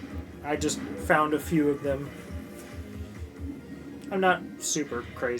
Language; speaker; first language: English; native; English